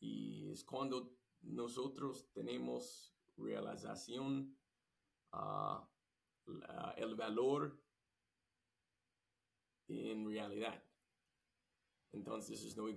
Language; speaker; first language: Spanish; non-native, learner; English